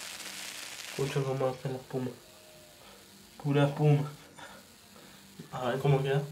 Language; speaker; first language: Spanish; native; Spanish